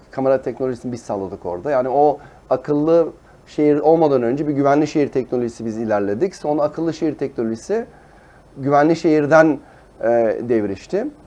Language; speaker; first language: Turkish; early bilingual, heritage; Turkish